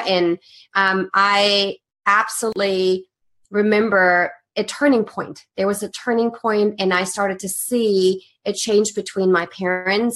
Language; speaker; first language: English; non-native, fluent; German